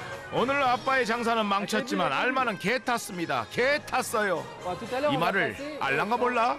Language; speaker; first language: Korean; native; Korean